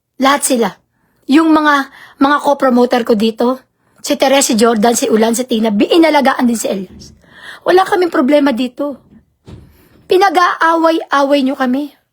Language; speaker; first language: Filipino; native; Filipino